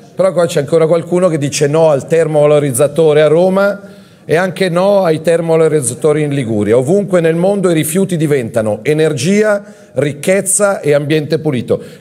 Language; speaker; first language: Italian; native; Italian